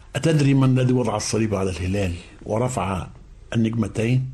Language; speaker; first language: Arabic; native; Arabic